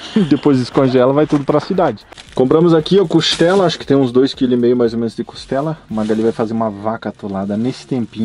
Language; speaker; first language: Portuguese; native; Portuguese